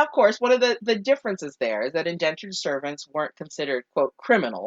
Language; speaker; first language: English; native; English